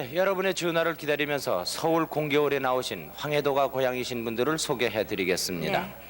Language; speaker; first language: Korean; native; Korean